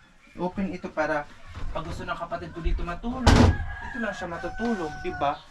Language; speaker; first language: Filipino; native; Filipino